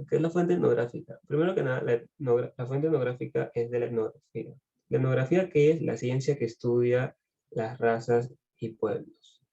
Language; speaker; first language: Spanish; native; Spanish